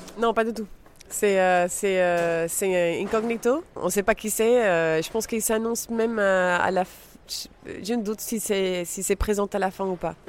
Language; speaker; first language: French; non-native, fluent; Spanish